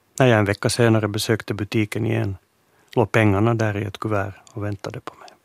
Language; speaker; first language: Swedish; native; Swedish